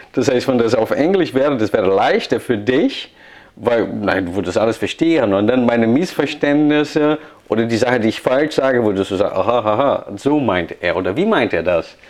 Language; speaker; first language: German; non-native, fluent; Portuguese